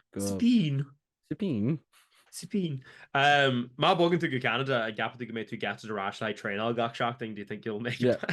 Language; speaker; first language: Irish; native; Irish